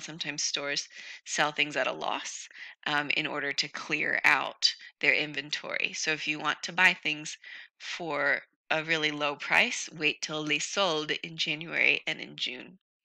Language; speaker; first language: English; native; English